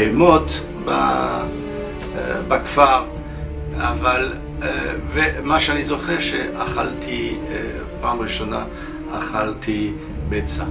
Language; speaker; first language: Hebrew; non-native, fluent; French